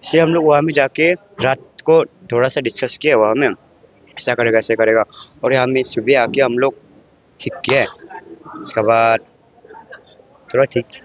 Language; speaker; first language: Hindi; non-native, local second language; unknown